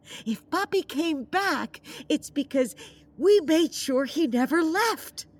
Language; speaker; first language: English; early bilingual, other home language; Spanish